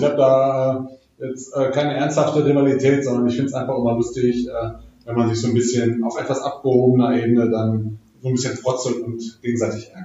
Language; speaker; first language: German; native; German